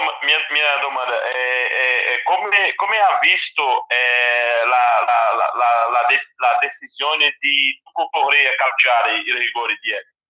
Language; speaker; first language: Italian; non-native, learner; Portuguese